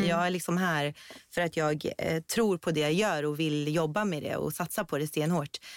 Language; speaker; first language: Swedish; early bilingual, other home language; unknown